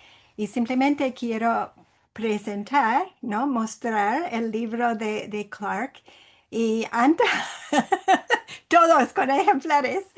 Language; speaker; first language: Spanish; non-native, fluent; English